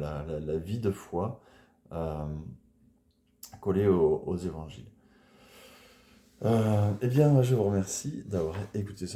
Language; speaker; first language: French; native; French